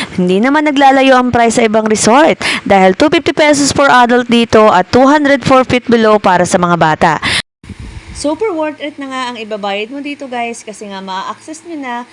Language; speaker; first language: Filipino; native; Filipino